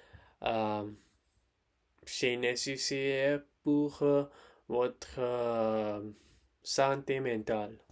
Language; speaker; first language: French; non-native, learner; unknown